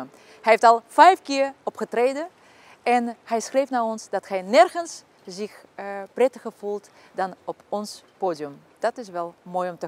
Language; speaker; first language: Dutch; non-native, fluent; Russian